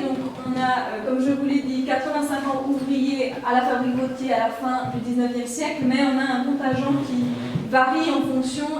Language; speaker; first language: French; native; French